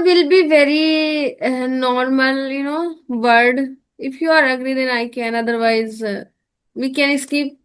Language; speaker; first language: English; non-native, learner; Hindi